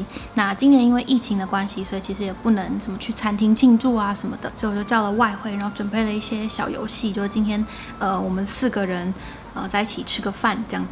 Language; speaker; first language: Chinese; native; Chinese